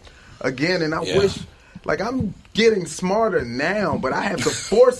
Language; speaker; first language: English; native; English